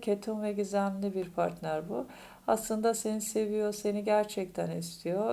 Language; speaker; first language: Turkish; native; Turkish